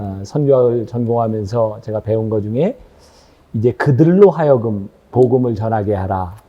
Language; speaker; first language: Korean; native; Korean